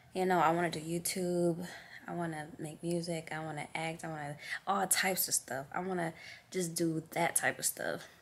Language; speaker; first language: English; native; English